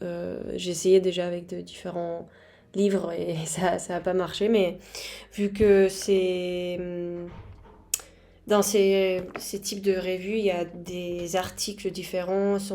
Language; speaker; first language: French; non-native, fluent; Spanish